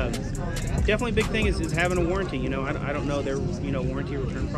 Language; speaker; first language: English; native; English